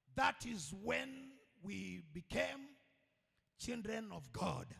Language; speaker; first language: English; non-native, local second language; Swahili